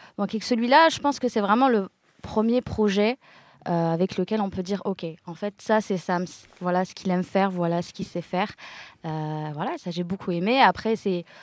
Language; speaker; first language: French; native; French